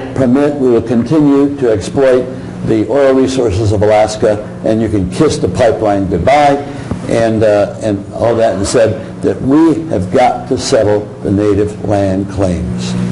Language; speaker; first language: English; native; English